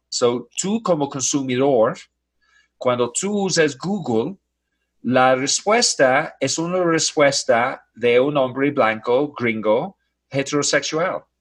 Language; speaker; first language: Spanish; non-native, fluent; English